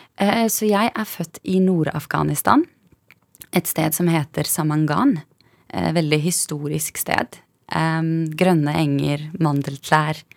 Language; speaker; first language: Norwegian; early bilingual, other home language; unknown